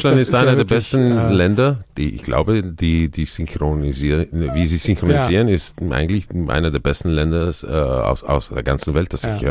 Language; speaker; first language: German; non-native, fluent; Croatian